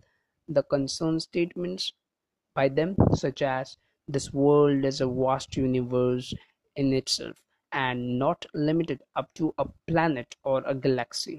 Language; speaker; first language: English; non-native, local second language; Hindi